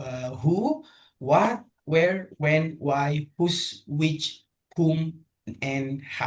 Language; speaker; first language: English; non-native, fluent; Indonesian